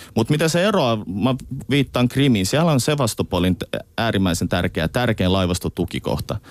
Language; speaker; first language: Finnish; early bilingual, other home language; Russian